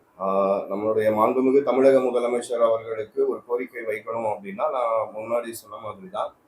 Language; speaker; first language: Tamil; native; Tamil